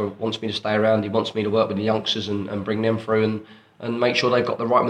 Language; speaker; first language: English; native; English